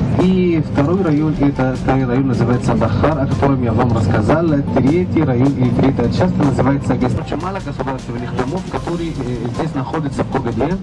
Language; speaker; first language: Russian; non-native, fluent; Arabic